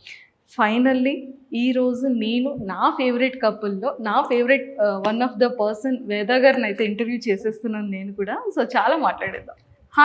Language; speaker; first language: Telugu; native; Telugu